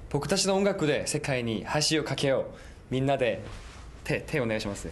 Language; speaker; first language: Japanese; non-native, fluent; Korean